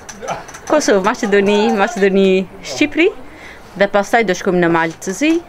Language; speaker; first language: Albanian; early bilingual, heritage; Albanian